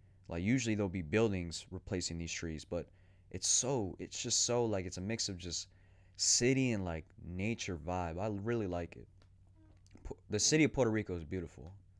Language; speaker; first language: English; native; English